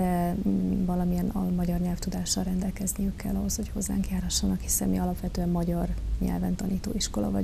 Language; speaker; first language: Hungarian; native; Hungarian